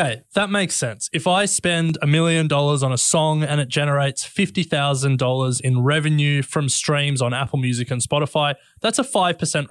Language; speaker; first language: English; native; English